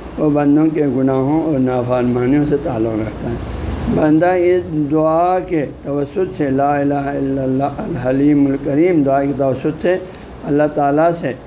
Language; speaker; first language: Urdu; non-native, local second language; Balti